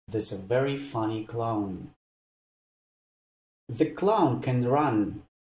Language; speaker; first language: English; non-native, fluent; Russian